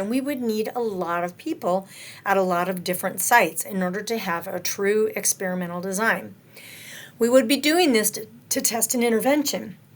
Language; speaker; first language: English; native; English